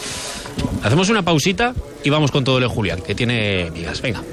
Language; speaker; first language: Spanish; native; Spanish